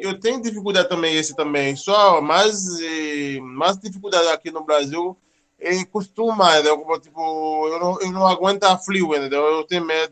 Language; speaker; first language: Portuguese; non-native, learner; Haitian Creole